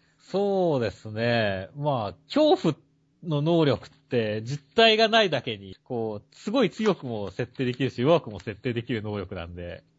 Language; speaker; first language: Japanese; native; Japanese